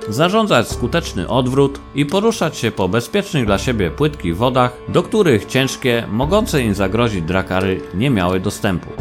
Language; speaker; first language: Polish; native; Polish